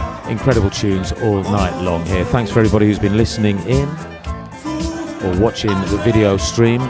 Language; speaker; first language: English; native; English